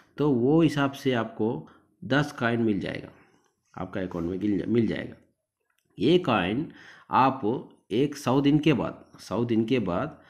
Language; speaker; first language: Hindi; non-native, local second language; Telugu